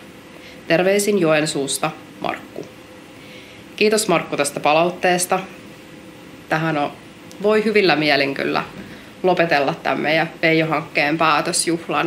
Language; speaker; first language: Finnish; native; Finnish